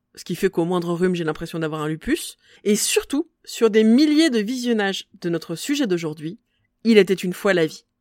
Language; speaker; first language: French; native; French